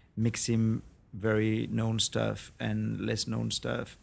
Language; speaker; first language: English; non-native, fluent; French